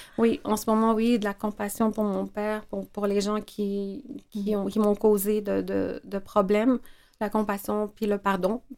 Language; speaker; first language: French; non-native, fluent; Arabic